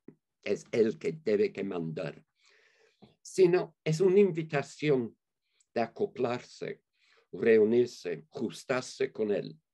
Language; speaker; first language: Spanish; non-native, fluent; English